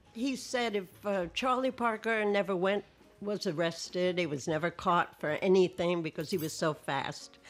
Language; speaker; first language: English; native; English